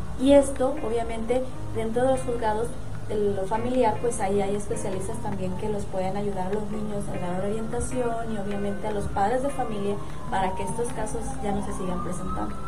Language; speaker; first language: Spanish; native; Spanish